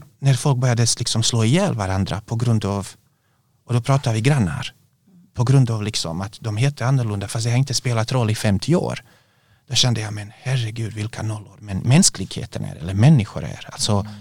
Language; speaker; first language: Swedish; non-native, fluent; Bosnian